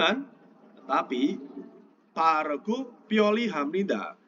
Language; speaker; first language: Korean; non-native, fluent; Indonesian